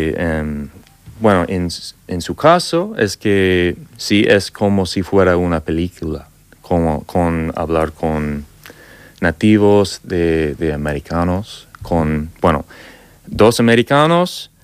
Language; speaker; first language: Spanish; non-native, learner; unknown